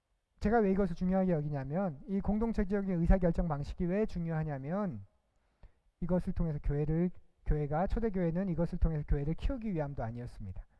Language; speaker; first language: Korean; native; Korean